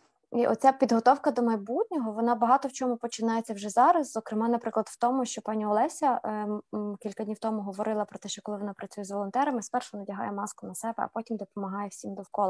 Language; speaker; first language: Ukrainian; native; Ukrainian